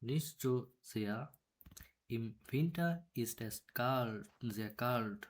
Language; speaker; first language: German; non-native, learner; Bangla